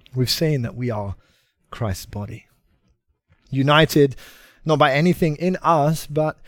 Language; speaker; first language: English; native; English